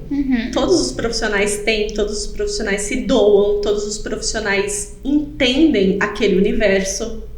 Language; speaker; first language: Portuguese; native; Portuguese